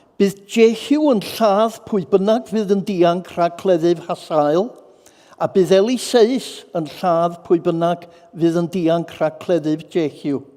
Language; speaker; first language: Welsh; native; Welsh